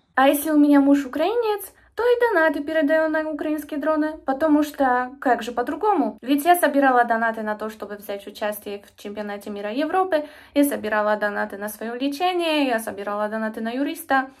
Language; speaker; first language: Russian; non-native, fluent; Polish